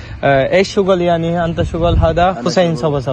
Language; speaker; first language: Arabic; non-native, learner; Bangla